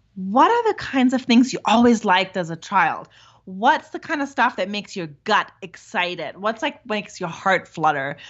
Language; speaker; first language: English; non-native, fluent; German